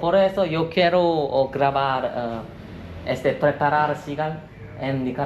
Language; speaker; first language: Spanish; non-native, learner; Korean